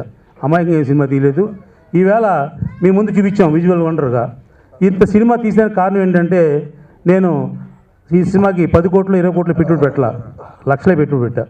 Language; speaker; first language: Telugu; native; Telugu